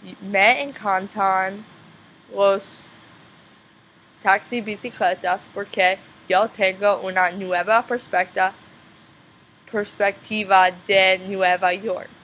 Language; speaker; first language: Spanish; non-native, learner; English